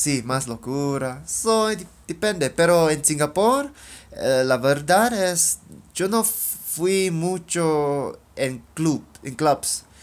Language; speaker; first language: Spanish; non-native, learner; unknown